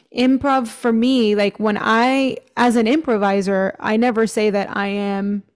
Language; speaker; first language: English; early bilingual, other home language; Spanish